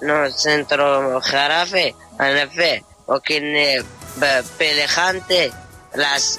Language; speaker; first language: Spanish; non-native, learner; Arabic